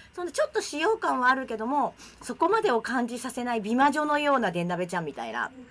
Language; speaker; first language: Japanese; native; Japanese